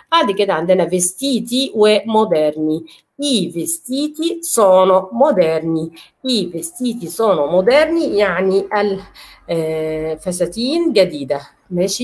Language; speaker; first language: Arabic; native; Arabic